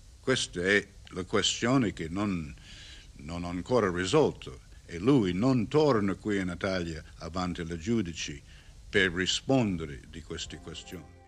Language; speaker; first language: Italian; non-native, learner; English